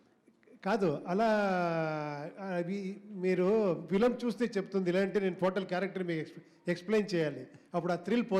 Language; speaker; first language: Telugu; non-native, local second language; Kannada